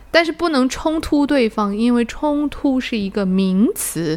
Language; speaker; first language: Chinese; native; Chinese